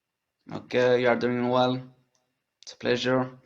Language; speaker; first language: English; non-native, learner; French